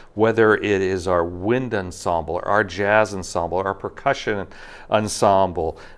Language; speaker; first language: English; native; English